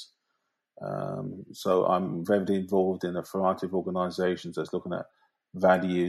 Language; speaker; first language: English; native; English